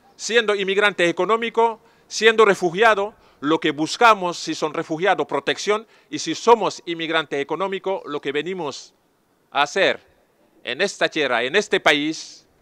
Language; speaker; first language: Spanish; non-native, fluent; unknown